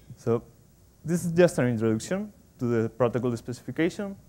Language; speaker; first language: English; non-native, fluent; Spanish